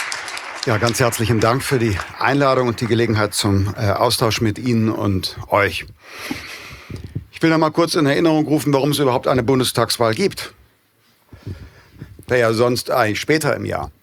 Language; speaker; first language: German; native; German